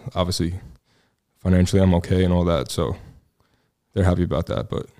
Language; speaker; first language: English; native; English